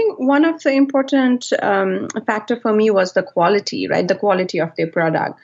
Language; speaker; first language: English; non-native, local second language; Nepali